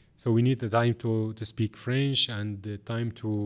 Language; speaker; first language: English; non-native, fluent; Arabic